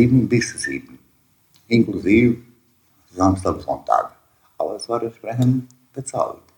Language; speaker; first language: German; non-native, learner; Bosnian